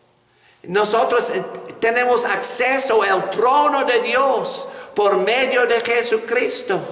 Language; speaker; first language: Spanish; non-native, fluent; English